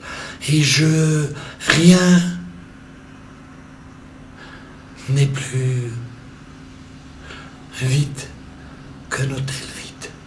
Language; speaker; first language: French; non-native, local second language; German